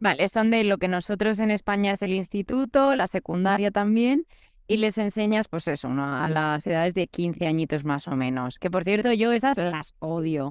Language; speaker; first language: Spanish; native; Spanish